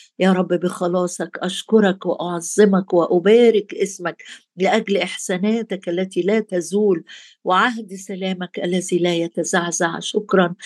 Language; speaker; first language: Arabic; native; Arabic